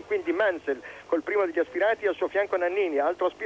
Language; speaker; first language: Italian; native; Italian